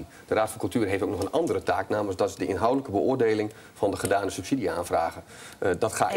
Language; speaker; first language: Dutch; native; Dutch